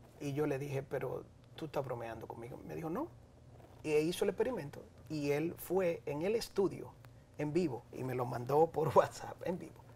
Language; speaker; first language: Spanish; native; Spanish